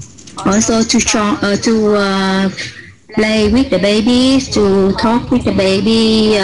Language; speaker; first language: English; non-native, learner; Vietnamese